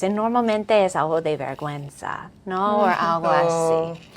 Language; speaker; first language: Spanish; non-native, fluent; English